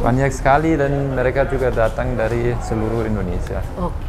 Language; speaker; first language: Indonesian; non-native, fluent; German